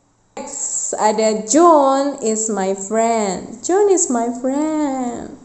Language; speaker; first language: English; non-native, fluent; Indonesian